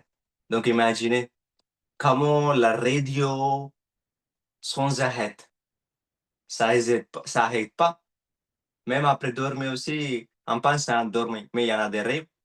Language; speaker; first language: French; non-native, learner; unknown